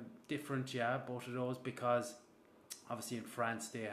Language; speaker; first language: English; native; English